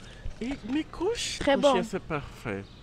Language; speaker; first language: French; non-native, learner; Portuguese